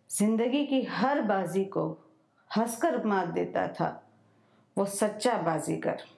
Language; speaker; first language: Hindi; non-native, local second language; Malayalam